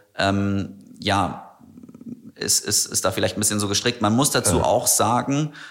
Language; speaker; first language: German; native; German